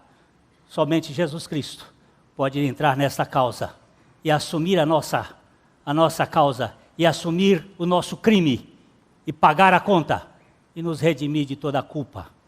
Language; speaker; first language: Portuguese; native; Portuguese